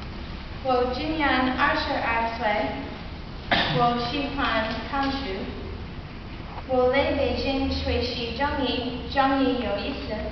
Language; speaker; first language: Chinese; non-native, learner; English